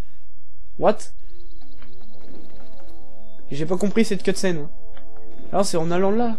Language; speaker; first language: French; native; French